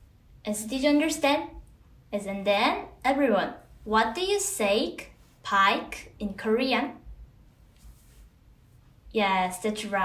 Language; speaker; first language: English; non-native, fluent; Korean